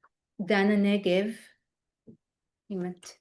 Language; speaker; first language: Hebrew; native; Hebrew